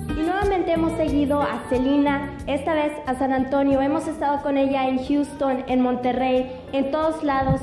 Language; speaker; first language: Spanish; native; Spanish